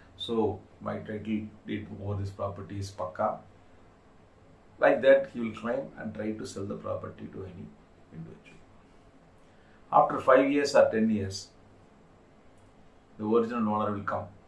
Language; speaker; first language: English; non-native, local second language; Tamil